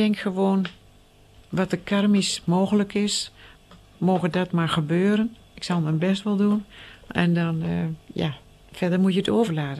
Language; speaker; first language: Dutch; native; Dutch